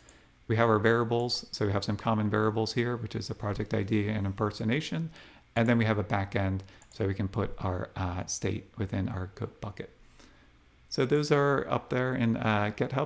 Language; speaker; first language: English; native; English